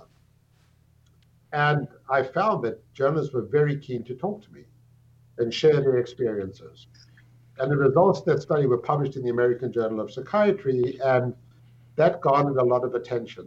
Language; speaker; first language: English; native; English